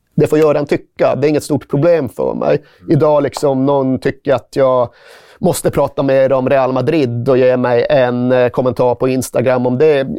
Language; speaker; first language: Swedish; native; Swedish